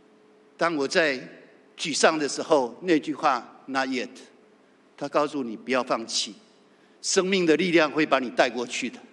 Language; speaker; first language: Chinese; native; Chinese